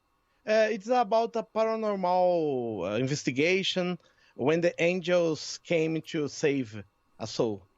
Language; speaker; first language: English; non-native, learner; Portuguese